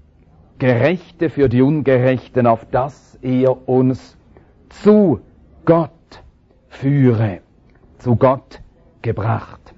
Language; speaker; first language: German; native; German